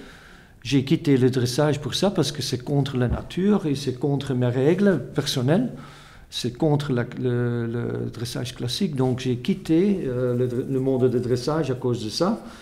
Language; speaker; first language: French; non-native, fluent; Dutch